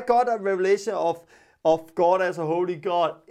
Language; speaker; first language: English; non-native, fluent; Danish